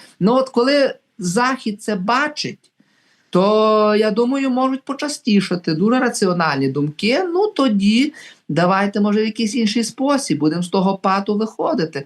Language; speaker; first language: Ukrainian; native; Ukrainian